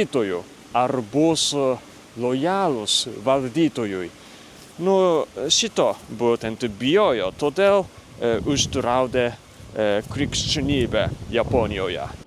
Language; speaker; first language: Lithuanian; non-native, fluent; Japanese